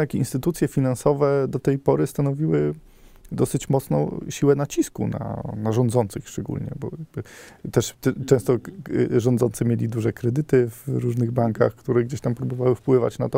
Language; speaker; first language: Polish; native; Polish